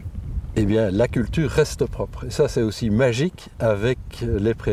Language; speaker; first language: French; native; French